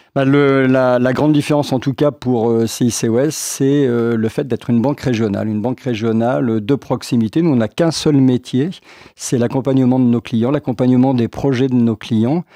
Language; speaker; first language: French; native; French